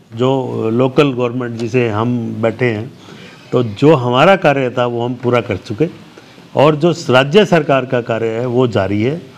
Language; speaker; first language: Hindi; native; Hindi